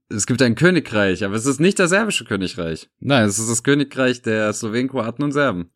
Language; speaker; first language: German; early bilingual, other home language; Serbian